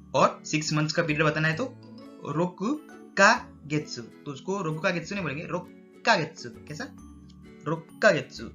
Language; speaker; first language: Hindi; native; Hindi